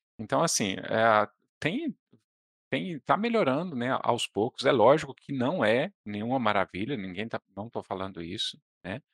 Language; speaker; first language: Portuguese; native; Portuguese